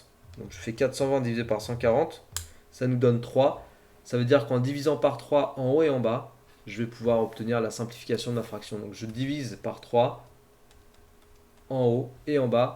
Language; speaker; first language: French; native; French